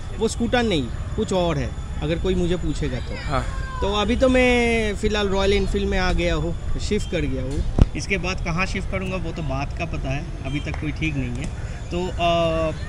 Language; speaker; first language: Hindi; non-native, local second language; Bangla